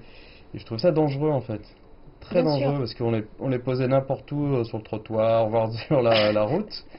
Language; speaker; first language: French; native; French